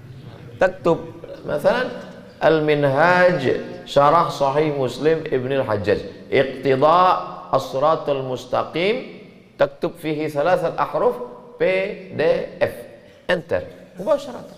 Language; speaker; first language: Arabic; non-native, fluent; Indonesian